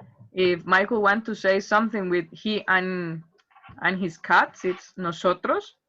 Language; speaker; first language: English; non-native, fluent; Spanish